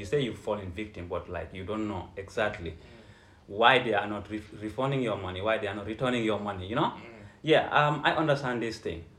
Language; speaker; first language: English; non-native, local second language; Fula